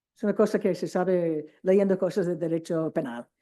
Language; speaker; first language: Spanish; non-native, fluent; English